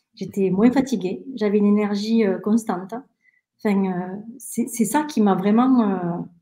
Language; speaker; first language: French; early bilingual, other home language; Spanish